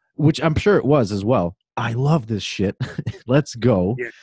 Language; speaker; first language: English; native; English